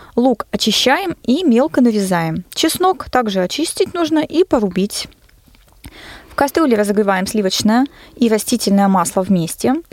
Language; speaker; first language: Russian; native; Russian